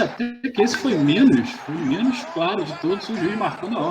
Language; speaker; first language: Portuguese; native; Portuguese